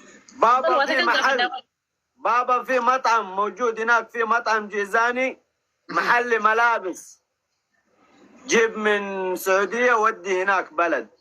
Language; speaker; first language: Arabic; non-native, learner; Oromo